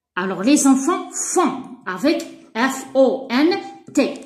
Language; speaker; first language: French; non-native, local second language; Arabic